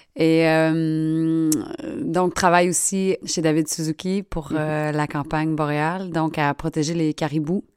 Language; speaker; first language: French; native; French